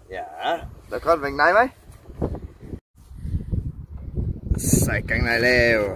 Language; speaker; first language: Thai; non-native, learner; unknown